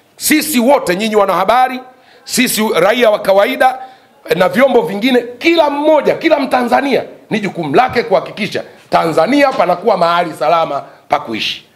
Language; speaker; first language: Swahili; native; Swahili